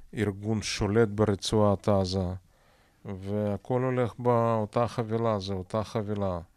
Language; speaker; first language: Hebrew; non-native, fluent; Russian